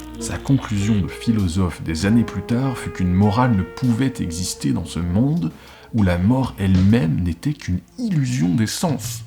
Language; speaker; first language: French; native; French